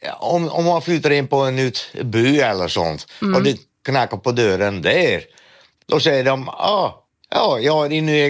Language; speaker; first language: Swedish; non-native, fluent; Dutch